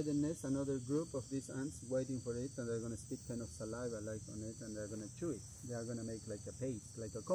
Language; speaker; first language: English; non-native, fluent; Spanish